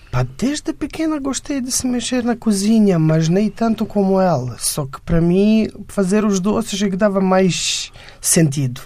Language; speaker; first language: Portuguese; non-native, fluent; Bosnian